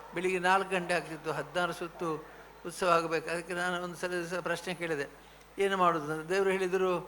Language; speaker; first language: Kannada; non-native, local second language; Tulu